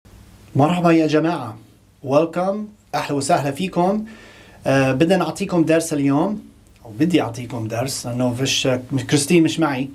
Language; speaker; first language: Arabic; non-native, fluent; English